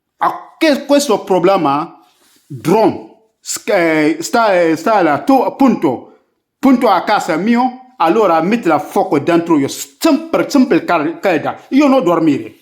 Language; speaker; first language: Italian; non-native, learner; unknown